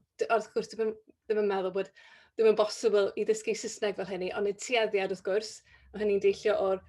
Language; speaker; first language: Welsh; native; Welsh